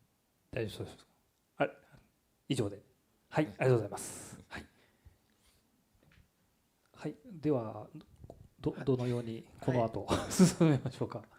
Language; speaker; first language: Japanese; native; Japanese